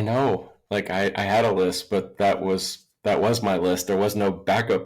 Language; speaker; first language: English; native; English